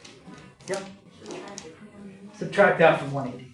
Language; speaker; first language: English; native; English